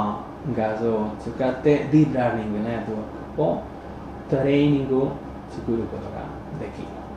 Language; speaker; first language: Japanese; non-native, fluent; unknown